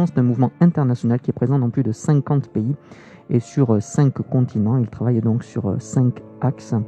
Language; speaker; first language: French; native; French